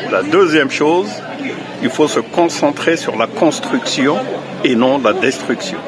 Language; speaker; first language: French; native; French